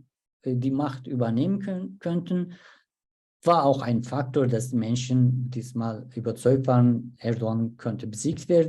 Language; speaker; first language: German; non-native, learner; Turkish